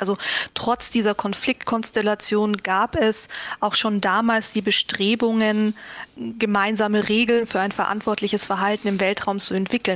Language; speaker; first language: German; native; German